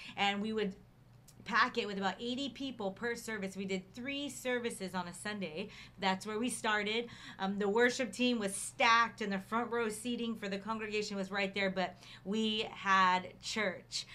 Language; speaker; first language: English; native; English